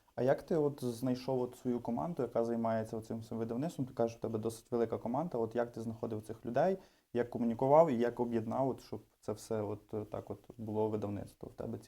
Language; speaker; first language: Ukrainian; native; Ukrainian